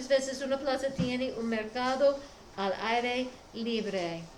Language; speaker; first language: Spanish; non-native, fluent; English